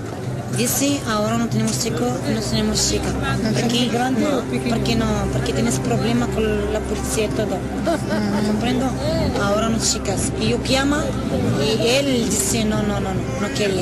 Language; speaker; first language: Spanish; non-native, learner; Arabic